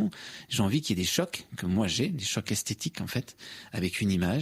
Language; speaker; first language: French; native; French